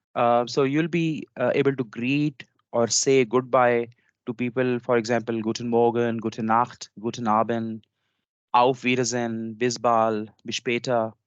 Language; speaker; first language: German; non-native, fluent; Urdu